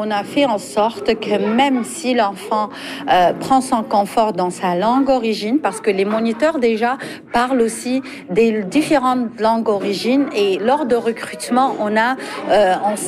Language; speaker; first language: French; non-native, local second language; Arabic